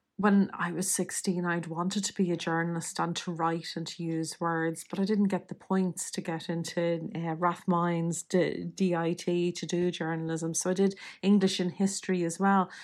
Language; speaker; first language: English; native; English